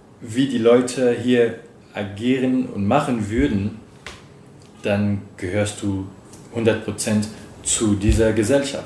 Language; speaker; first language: German; non-native, fluent; French